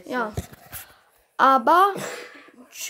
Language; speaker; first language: German; non-native, learner; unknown